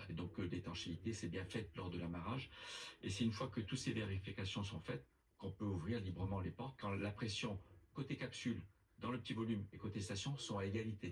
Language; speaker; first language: French; native; French